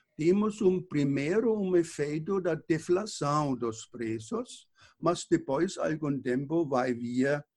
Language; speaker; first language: Portuguese; non-native, fluent; German